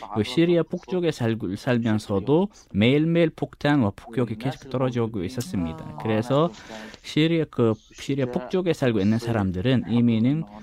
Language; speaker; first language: Korean; non-native, fluent; Arabic